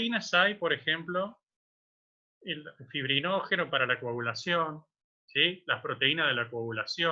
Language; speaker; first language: Spanish; native; Spanish